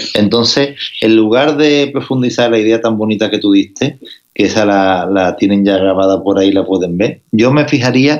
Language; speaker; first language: Spanish; native; Spanish